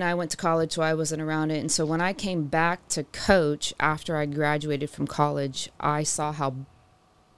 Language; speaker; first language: English; native; English